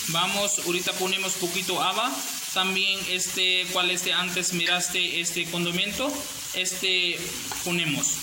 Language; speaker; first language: Spanish; non-native, learner; Urdu